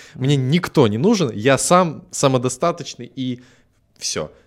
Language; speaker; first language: Russian; native; Russian